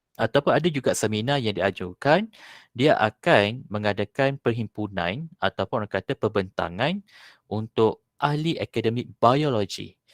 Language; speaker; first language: Malay; native; Malay